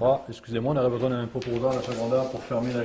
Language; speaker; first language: French; native; French